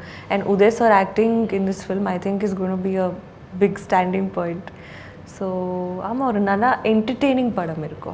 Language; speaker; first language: Tamil; non-native, local second language; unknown